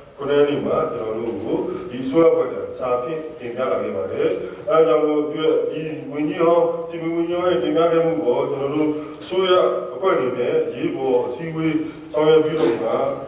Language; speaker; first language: Burmese; non-native, local second language; Hakha Chin